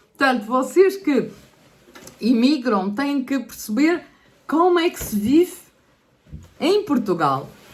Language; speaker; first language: Portuguese; native; Portuguese